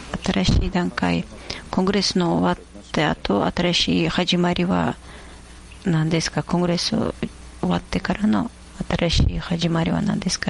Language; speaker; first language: Japanese; non-native, fluent; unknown